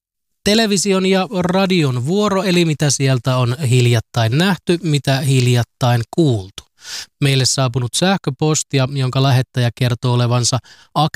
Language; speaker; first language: Finnish; native; Finnish